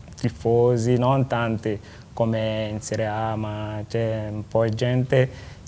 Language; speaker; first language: Italian; non-native, learner; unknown